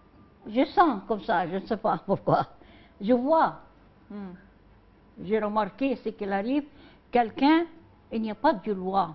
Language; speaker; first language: French; non-native, learner; Arabic